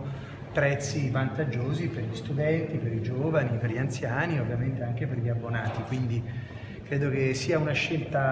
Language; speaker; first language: Italian; native; Italian